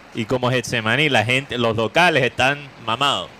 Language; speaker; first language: Spanish; native; Spanish